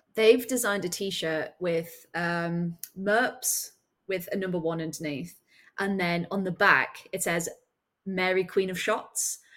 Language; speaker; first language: English; native; English